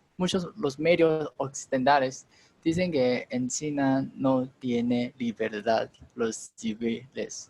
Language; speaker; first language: Spanish; non-native, learner; Chinese